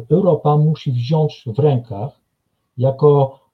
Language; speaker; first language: Polish; non-native, fluent; French